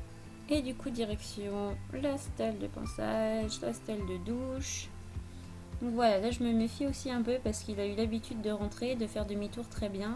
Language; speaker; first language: French; native; French